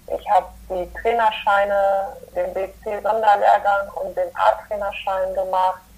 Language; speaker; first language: German; early bilingual, other home language; Polish